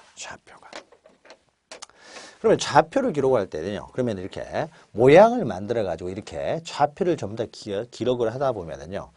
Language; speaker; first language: Korean; native; Korean